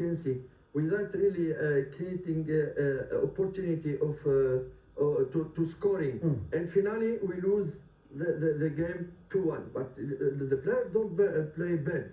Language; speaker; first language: English; non-native, learner; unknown